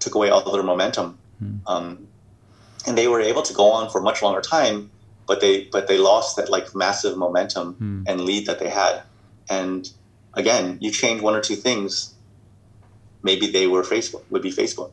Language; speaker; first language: English; native; English